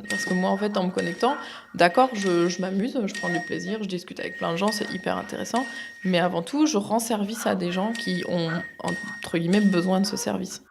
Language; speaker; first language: French; native; French